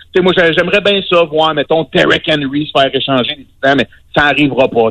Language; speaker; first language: French; native; French